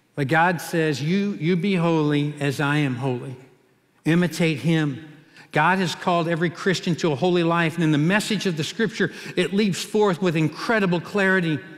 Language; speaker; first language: English; native; English